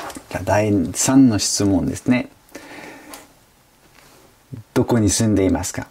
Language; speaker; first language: Japanese; non-native, fluent; French